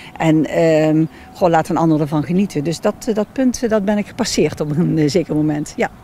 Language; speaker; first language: Dutch; native; Dutch